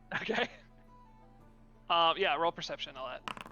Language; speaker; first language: English; native; English